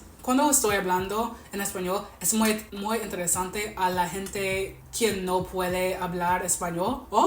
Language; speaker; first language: Spanish; non-native, learner; English